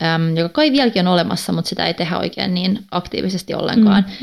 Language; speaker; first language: Finnish; non-native, local second language; Swedish